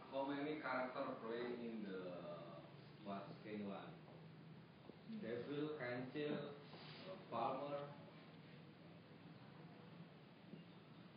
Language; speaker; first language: English; non-native, learner; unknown